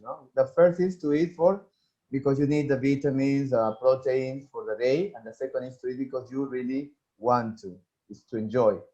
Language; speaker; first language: English; non-native, fluent; Spanish